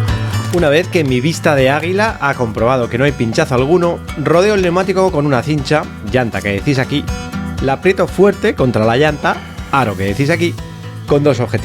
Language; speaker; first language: Spanish; native; Spanish